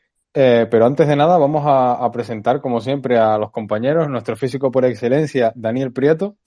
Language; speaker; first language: Spanish; native; Spanish